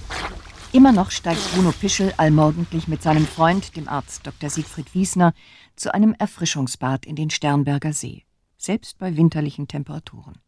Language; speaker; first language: German; native; German